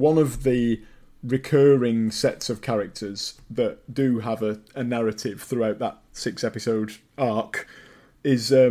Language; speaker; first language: English; native; English